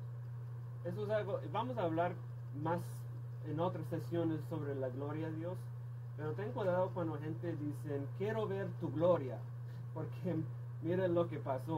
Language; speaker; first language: Spanish; non-native, fluent; English